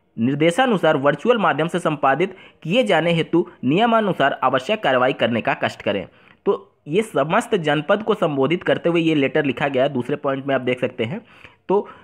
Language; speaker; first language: Hindi; native; Hindi